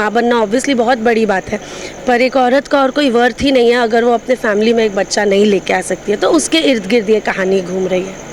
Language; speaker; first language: Hindi; non-native, local second language; Bhojpuri